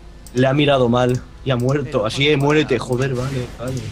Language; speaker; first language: Spanish; native; Spanish